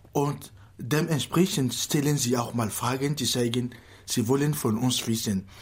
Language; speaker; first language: German; non-native, fluent; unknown